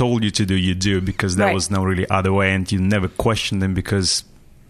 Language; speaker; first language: English; non-native, fluent; Russian